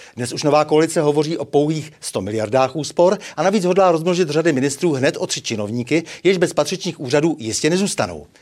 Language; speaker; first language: Czech; native; Czech